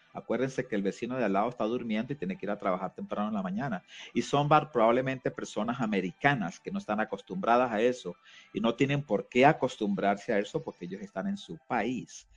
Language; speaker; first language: Spanish; native; Spanish